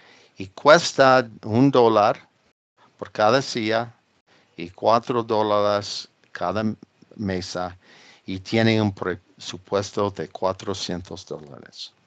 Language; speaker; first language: Spanish; non-native, fluent; English